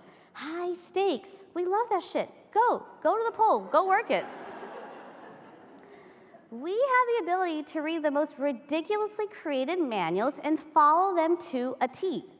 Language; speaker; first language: English; native; English